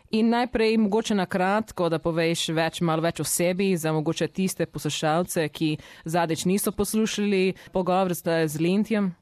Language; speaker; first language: Slovenian; early bilingual, heritage; Slovenian